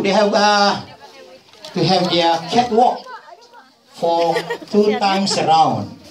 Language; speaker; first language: English; non-native, learner; Indonesian